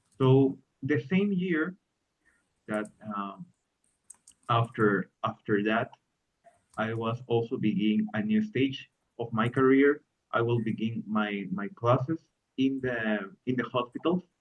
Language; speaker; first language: English; non-native, learner; Spanish